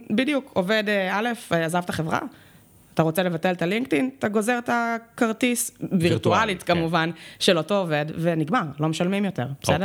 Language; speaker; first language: Hebrew; native; Hebrew